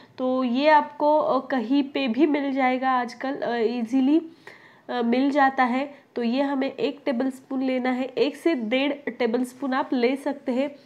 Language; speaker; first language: Hindi; non-native, local second language; Marathi